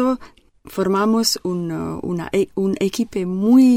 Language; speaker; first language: Spanish; non-native, learner; French